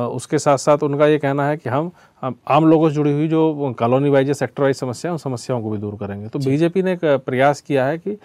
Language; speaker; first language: Hindi; native; Hindi